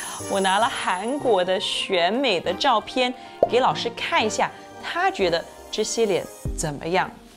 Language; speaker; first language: Chinese; early bilingual, heritage; Chinese